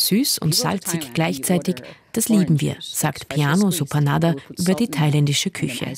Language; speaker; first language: German; native; German